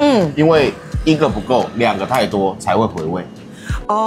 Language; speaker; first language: Chinese; native; Chinese